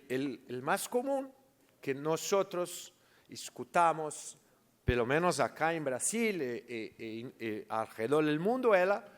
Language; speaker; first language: Spanish; non-native, learner; Portuguese